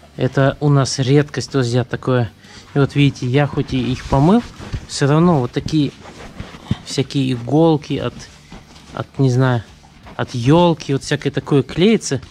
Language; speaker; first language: Russian; early bilingual, heritage; Russian